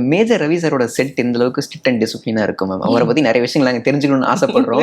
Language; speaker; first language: Tamil; native; Tamil